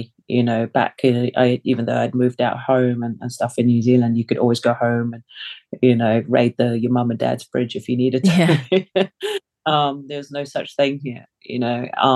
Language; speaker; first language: English; early bilingual, other home language; Samoan